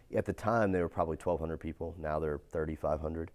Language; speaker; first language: English; native; English